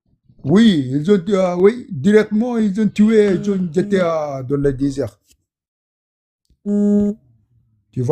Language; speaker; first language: French; non-native, learner; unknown